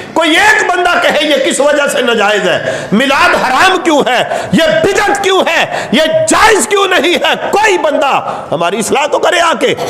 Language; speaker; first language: Urdu; non-native, local second language; Punjabi